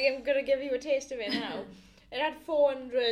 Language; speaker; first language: English; native; English